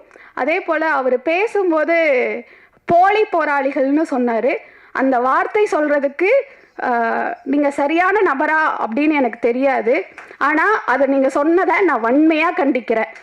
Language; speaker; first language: Tamil; native; Tamil